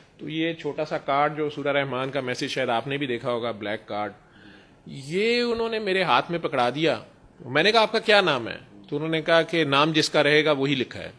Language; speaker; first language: Urdu; non-native, local second language; Punjabi